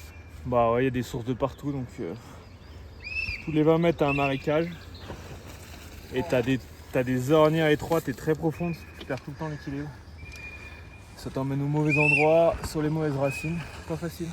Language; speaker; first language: French; native; French